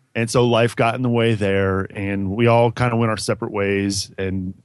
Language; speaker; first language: English; native; English